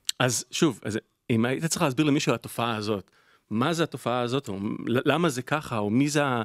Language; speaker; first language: Hebrew; native; Hebrew